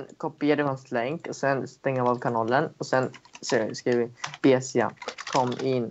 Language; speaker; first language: Swedish; native; Swedish